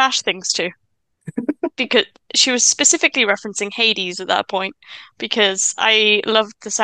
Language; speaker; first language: English; native; English